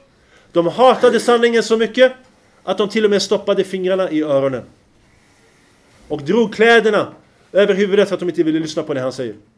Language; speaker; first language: Swedish; non-native, fluent; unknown